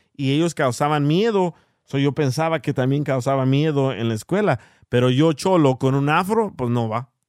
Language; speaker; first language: Spanish; early bilingual, heritage; Spanish